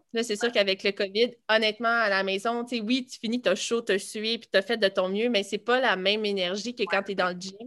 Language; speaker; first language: French; native; French